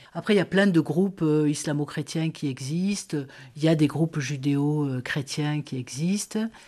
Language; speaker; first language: French; native; French